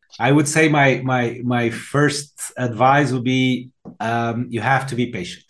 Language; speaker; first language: English; non-native, fluent; Portuguese